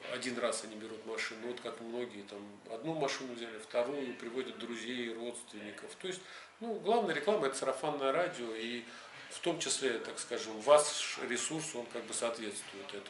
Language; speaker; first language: Russian; native; Russian